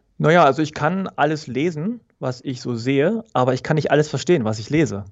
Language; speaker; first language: German; early bilingual, other home language; Korean